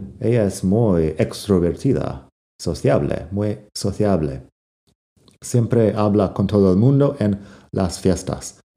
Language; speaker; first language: Spanish; non-native, fluent; English